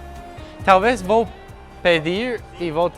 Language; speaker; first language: Portuguese; non-native, learner; English